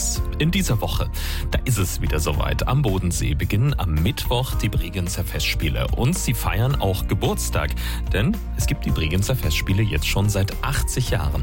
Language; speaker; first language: German; native; German